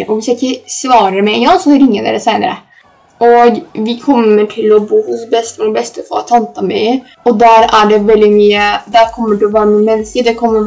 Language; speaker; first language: Norwegian; early bilingual, other home language; Polish